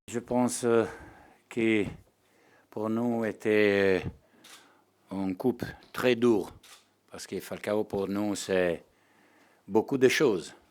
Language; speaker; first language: French; non-native, learner; Italian